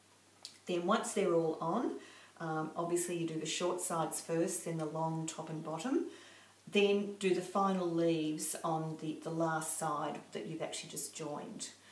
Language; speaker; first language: English; native; English